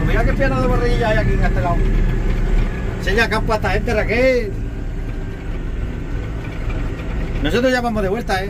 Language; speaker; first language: Spanish; native; Spanish